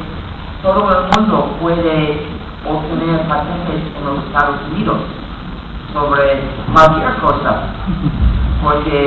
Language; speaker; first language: Spanish; non-native, fluent; English